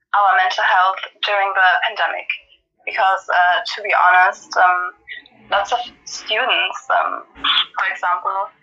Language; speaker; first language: English; non-native, fluent; German